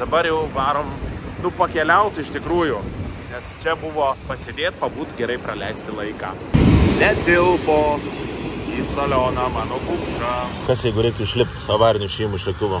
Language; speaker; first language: Lithuanian; native; Lithuanian